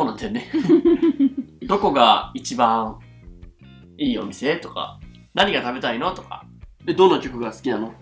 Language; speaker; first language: Japanese; native; Japanese